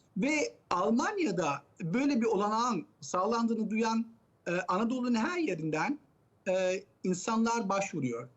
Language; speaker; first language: Turkish; early bilingual, heritage; Turkish